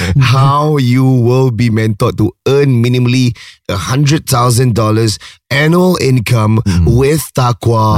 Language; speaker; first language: English; non-native, local second language; Malay